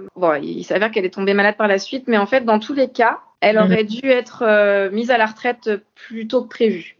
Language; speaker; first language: French; native; French